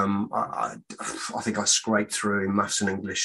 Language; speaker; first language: English; native; English